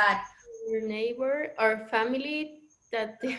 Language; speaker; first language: English; non-native, learner; Spanish